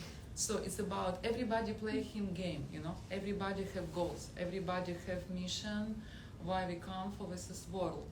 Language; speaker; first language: English; non-native, learner; Russian